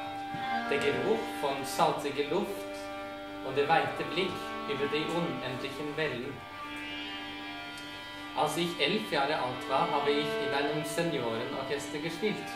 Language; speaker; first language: German; non-native, fluent; Norwegian